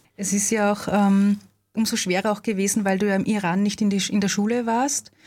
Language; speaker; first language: German; native; German